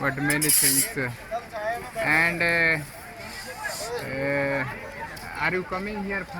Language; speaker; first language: English; non-native, local second language; Hindi